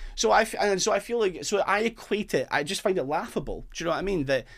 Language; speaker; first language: English; native; English